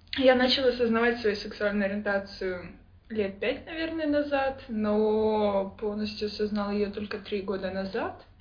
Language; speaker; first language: Russian; native; Russian